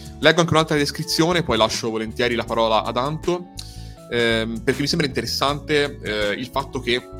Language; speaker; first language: Italian; native; Italian